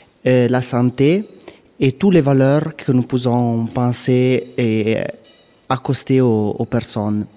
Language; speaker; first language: French; non-native, local second language; Italian